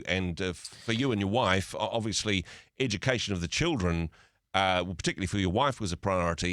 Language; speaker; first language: English; native; English